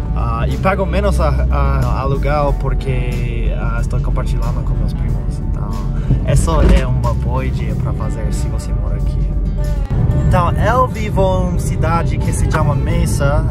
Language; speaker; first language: Portuguese; non-native, fluent; English